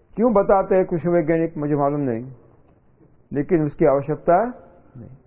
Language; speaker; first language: Hindi; non-native, local second language; Marathi